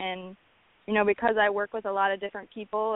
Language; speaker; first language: English; native; English